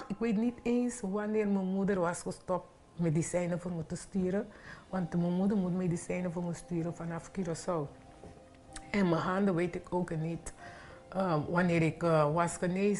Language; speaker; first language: Dutch; non-native, local second language; Papiamento